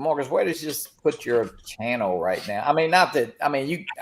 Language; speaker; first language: English; native; English